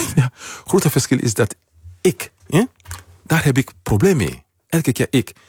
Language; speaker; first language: Dutch; non-native, fluent; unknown